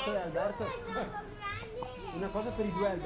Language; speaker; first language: Italian; native; Italian